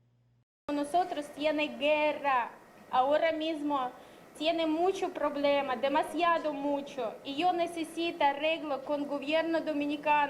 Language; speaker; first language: Spanish; non-native, learner; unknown